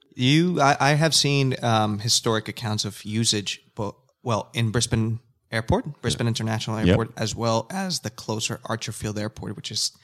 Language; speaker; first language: English; non-native, fluent; Spanish